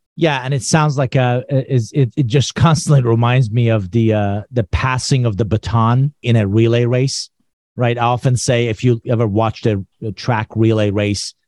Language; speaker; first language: English; non-native, fluent; Persian